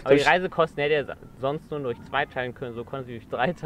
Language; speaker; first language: German; native; German